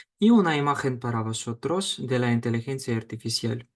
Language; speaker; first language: Spanish; non-native, fluent; Ukrainian